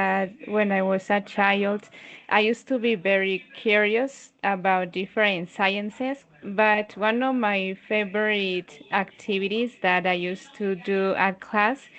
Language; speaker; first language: English; non-native, learner; Spanish